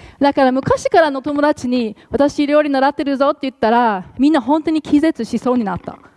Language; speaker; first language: Japanese; non-native, fluent; English